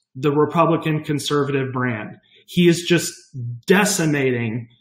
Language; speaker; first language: English; native; English